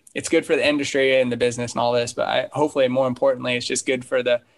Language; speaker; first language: English; native; English